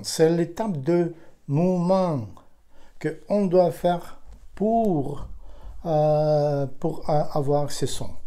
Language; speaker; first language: French; non-native, fluent; Ukrainian